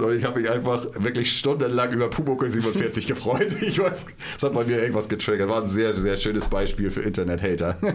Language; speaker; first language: German; native; German